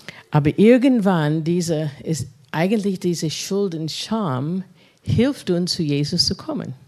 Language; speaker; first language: German; non-native, fluent; English